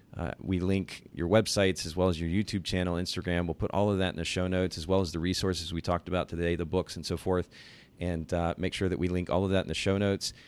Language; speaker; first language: English; non-native, fluent; Russian